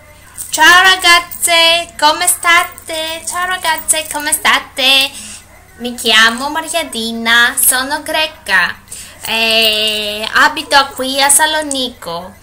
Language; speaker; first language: Italian; non-native, learner; Greek